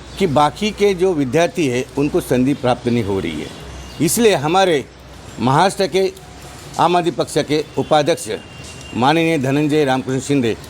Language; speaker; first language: Hindi; non-native, local second language; Marathi